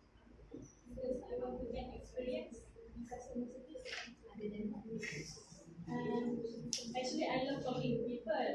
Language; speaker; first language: English; non-native, local second language; Malay